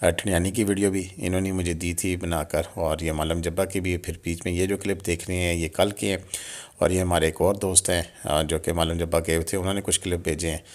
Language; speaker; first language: Urdu; non-native, local second language; Pahari-Potwari